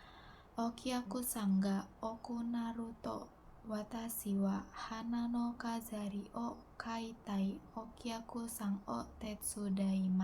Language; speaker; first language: Japanese; non-native, learner; Indonesian